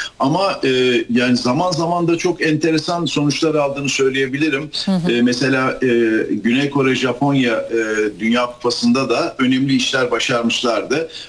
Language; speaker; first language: Turkish; native; Turkish